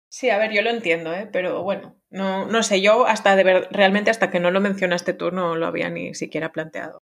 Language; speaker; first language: Spanish; non-native, fluent; French